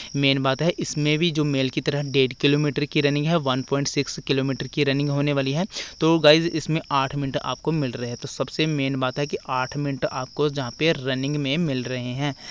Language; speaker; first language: Hindi; non-native, local second language; Punjabi